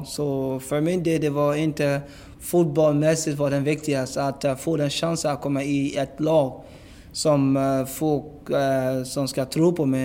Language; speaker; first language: Swedish; non-native, fluent; English